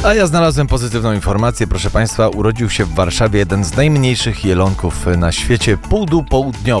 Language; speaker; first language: Polish; native; Polish